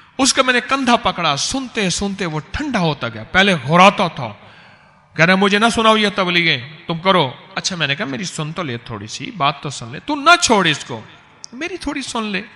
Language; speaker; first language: Urdu; native; Urdu